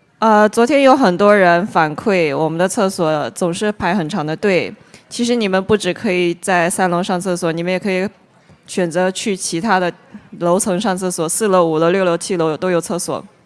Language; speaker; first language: Chinese; native; Chinese